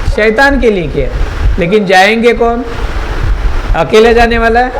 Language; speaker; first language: Hindi; non-native, local second language; Marathi